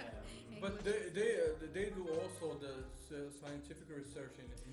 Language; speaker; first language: English; non-native, fluent; Arabic